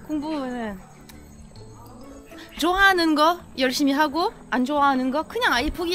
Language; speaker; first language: Korean; non-native, fluent; French